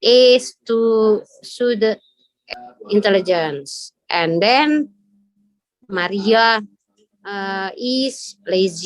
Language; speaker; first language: English; non-native, learner; Indonesian